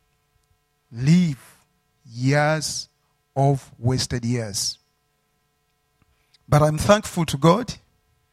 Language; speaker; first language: English; non-native, local second language; Ganda